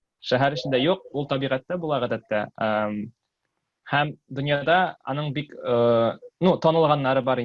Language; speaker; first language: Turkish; non-native, learner; Tatar